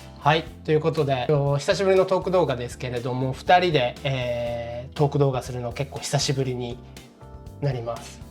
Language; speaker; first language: Japanese; native; Japanese